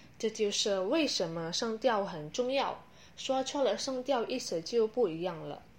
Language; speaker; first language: Chinese; non-native, learner; Indonesian